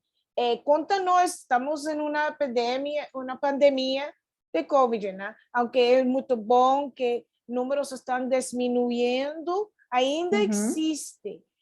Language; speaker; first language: Portuguese; non-native, fluent; Spanish